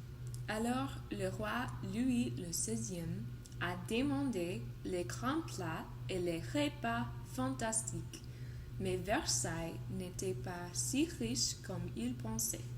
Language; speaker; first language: French; non-native, learner; English